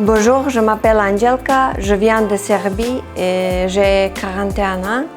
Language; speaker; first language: French; non-native, fluent; Serbian